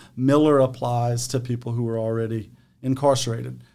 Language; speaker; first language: English; native; English